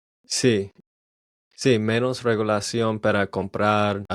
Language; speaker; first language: Spanish; non-native, learner; English